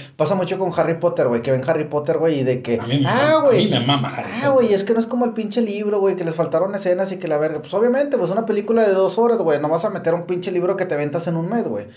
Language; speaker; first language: Spanish; native; Spanish